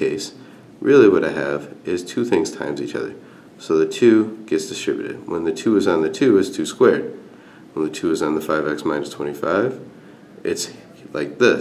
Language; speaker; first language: English; native; English